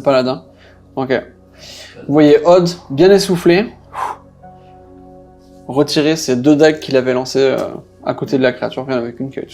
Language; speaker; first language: French; native; French